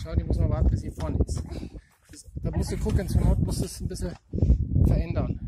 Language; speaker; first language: German; native; German